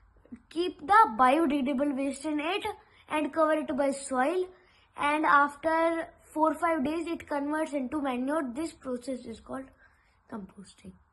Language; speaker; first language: English; non-native, local second language; Hindi